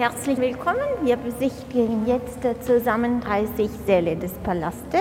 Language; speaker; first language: German; non-native, fluent; Italian